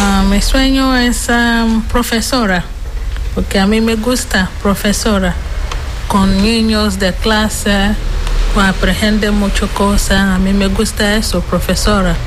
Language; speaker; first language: Spanish; non-native, learner; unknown